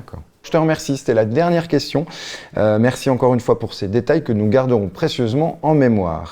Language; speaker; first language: French; native; French